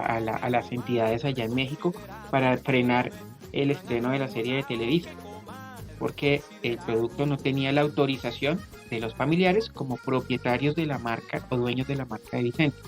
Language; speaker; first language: Spanish; native; Spanish